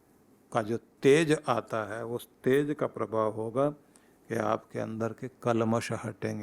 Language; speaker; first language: Hindi; native; Hindi